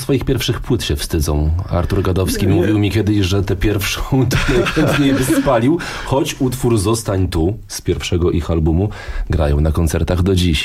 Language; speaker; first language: Polish; native; Polish